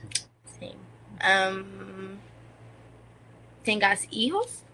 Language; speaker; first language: Spanish; non-native, learner; English